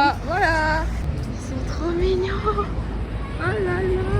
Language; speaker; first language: French; native; French